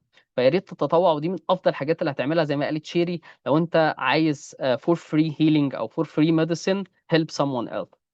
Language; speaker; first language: Arabic; native; Arabic